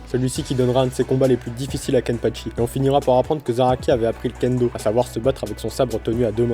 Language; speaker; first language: French; native; French